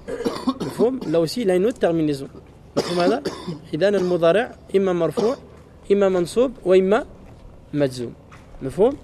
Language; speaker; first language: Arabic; non-native, fluent; French